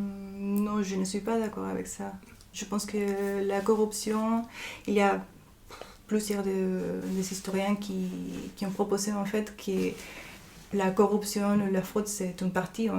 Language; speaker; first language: French; non-native, fluent; Spanish